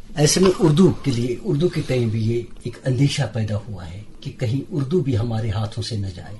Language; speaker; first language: Urdu; non-native, local second language; Kashmiri